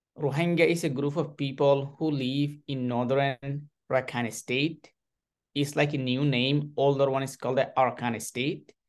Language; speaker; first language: English; non-native, learner; Rohingya